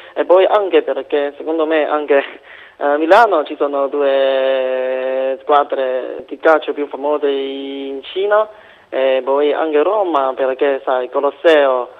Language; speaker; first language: Italian; non-native, fluent; Chinese